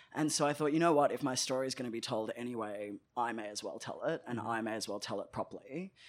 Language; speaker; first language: English; native; English